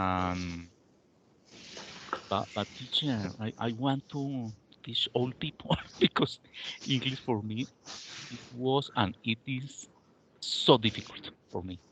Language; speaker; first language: English; non-native, learner; Spanish